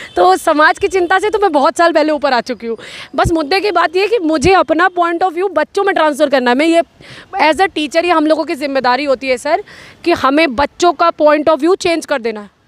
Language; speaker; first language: Hindi; native; Hindi